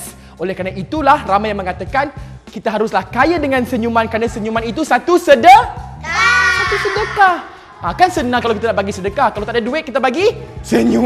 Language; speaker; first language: Malay; native; Malay